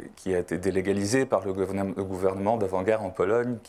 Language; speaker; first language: French; non-native, fluent; Polish